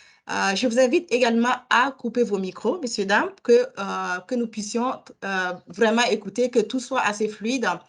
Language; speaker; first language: French; native; French